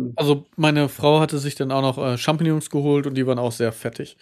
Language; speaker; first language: German; native; German